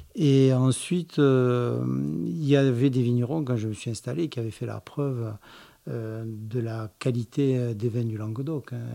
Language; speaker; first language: French; native; French